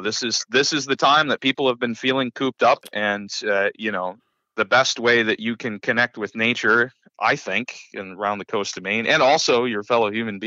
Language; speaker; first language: English; native; English